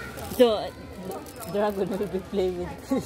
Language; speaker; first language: English; non-native, learner; Filipino